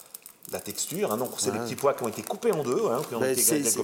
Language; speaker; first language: French; native; French